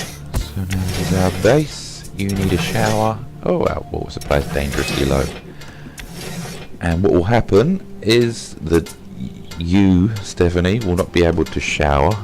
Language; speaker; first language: English; native; English